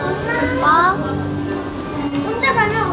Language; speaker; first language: Korean; early bilingual, heritage; Korean